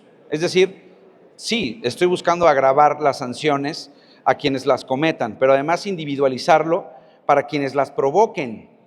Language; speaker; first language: Spanish; native; Spanish